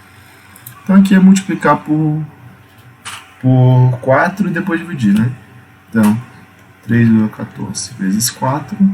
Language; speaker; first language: Portuguese; native; Portuguese